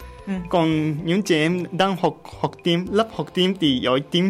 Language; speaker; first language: Vietnamese; non-native, learner; Japanese